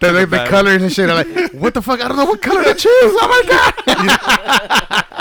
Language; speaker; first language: English; early bilingual, other home language; Spanish